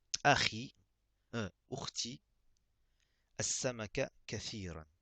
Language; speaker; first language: Arabic; non-native, fluent; French